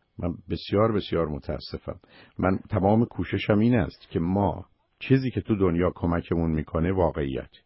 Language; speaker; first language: Persian; native; Persian